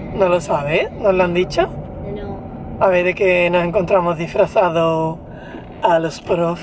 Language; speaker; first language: Spanish; native; Spanish